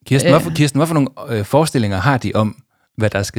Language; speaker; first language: Danish; native; Danish